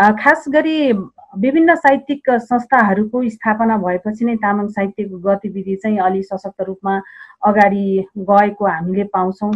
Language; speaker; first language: Nepali; non-native, local second language; Eastern Tamang